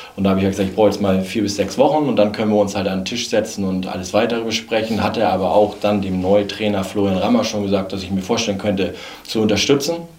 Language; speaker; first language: German; native; German